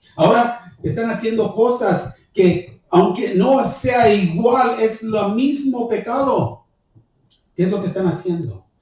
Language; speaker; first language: Spanish; early bilingual, heritage; Spanish